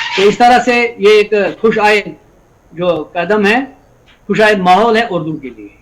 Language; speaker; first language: Urdu; non-native, local second language; Kashmiri